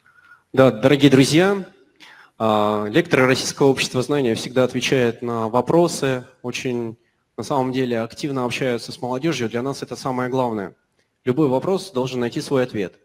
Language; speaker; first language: Russian; native; Russian